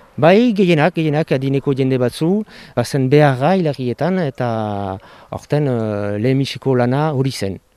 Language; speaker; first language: Basque; native; Basque